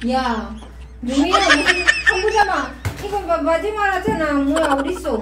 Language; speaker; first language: Korean; non-native, fluent; Filipino